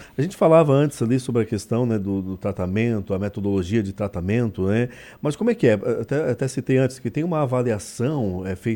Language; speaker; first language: Portuguese; native; Portuguese